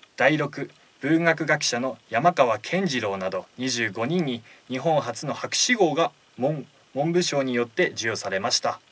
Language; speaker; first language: Japanese; native; Japanese